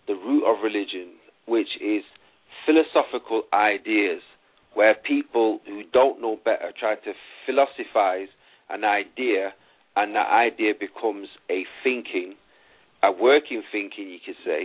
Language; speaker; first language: English; native; English